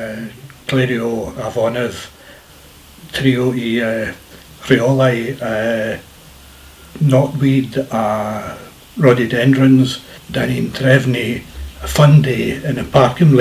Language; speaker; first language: Welsh; non-native, learner; English